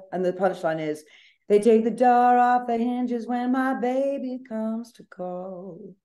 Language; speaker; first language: English; native; English